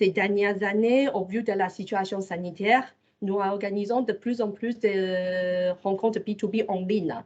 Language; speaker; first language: French; non-native, fluent; Chinese